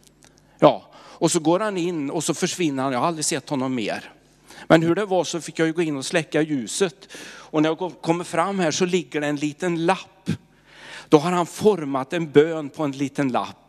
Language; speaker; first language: Swedish; native; Swedish